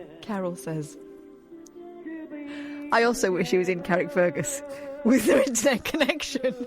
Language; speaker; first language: English; native; English